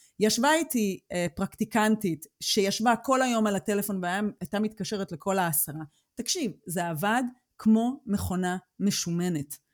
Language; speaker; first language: Hebrew; native; Hebrew